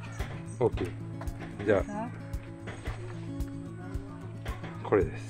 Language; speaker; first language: Japanese; native; Japanese